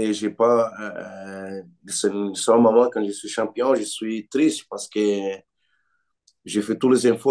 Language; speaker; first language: French; non-native, learner; Portuguese